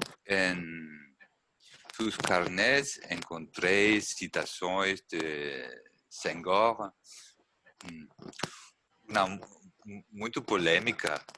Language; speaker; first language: Portuguese; non-native, learner; German